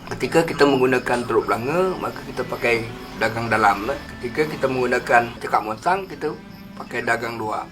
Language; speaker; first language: Malay; native; Malay